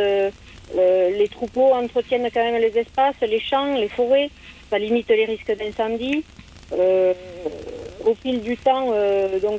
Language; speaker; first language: French; native; French